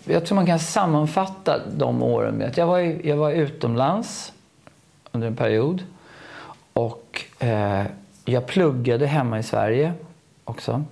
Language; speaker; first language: Swedish; native; Swedish